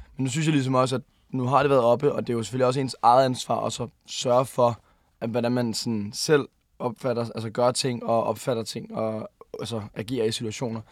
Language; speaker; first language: Danish; native; Danish